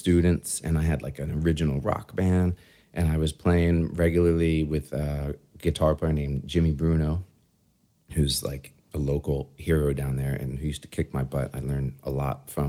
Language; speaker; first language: English; native; English